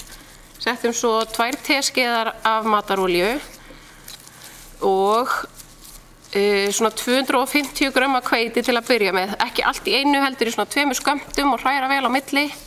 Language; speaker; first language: Icelandic; native; Icelandic